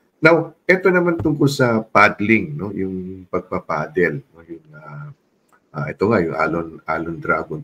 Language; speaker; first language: Filipino; non-native, local second language; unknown